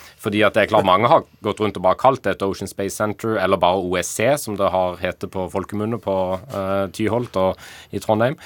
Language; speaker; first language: Norwegian; native; Norwegian